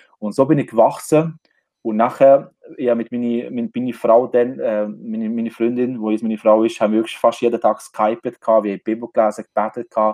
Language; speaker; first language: German; non-native, fluent; Albanian